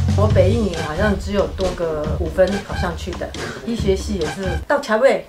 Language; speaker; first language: Chinese; native; Chinese